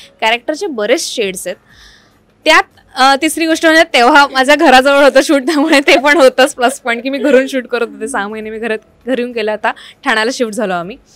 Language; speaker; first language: Marathi; native; Marathi